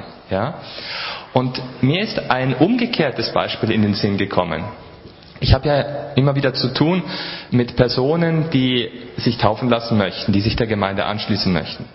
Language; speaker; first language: German; native; German